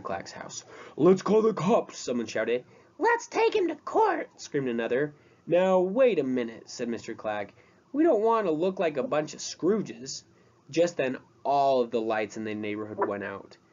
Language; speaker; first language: English; native; English